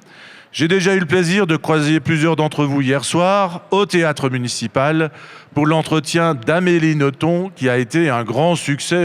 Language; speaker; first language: French; native; French